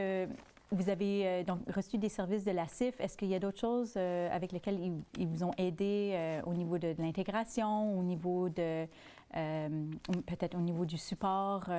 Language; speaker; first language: French; native; French